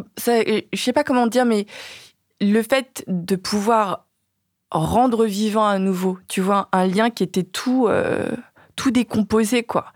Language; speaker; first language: French; early bilingual, other home language; Vietnamese